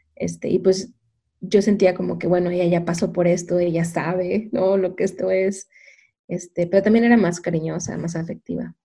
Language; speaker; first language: Spanish; native; Spanish